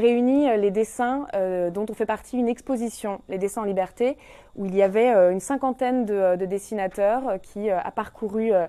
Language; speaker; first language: French; native; French